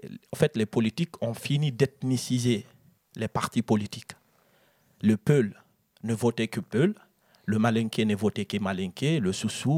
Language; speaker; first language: French; non-native, local second language; Fula